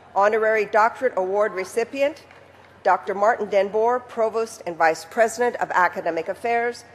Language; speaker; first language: English; native; English